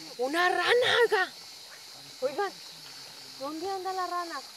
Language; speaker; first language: Spanish; native; Spanish